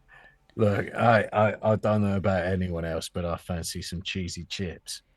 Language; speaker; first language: English; native; English